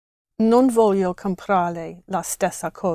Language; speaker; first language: Italian; non-native, learner; English